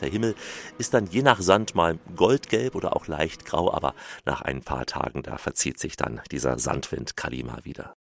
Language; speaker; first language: German; native; German